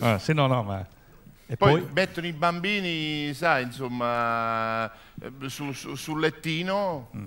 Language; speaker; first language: Italian; native; Italian